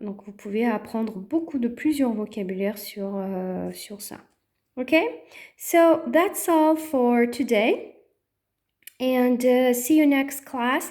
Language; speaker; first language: French; native; French